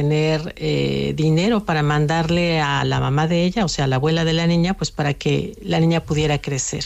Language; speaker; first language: Spanish; native; Spanish